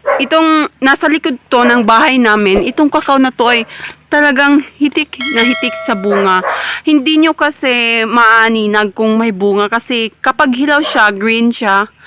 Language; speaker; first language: Filipino; non-native, local second language; Cebuano